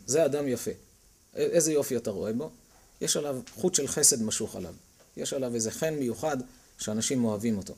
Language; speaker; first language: Hebrew; native; Hebrew